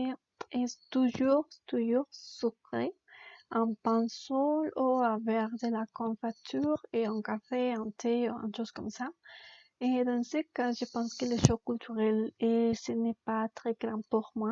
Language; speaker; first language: French; non-native, learner; Spanish